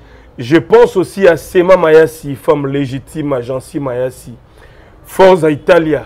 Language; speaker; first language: French; non-native, local second language; Lingala